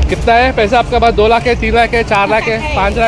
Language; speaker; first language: Hindi; non-native, local second language; Telugu